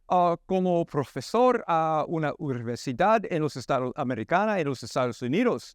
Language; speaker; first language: Spanish; non-native, learner; English